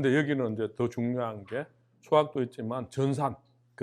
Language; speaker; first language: Korean; native; Korean